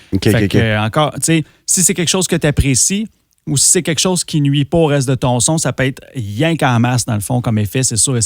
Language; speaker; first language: French; native; French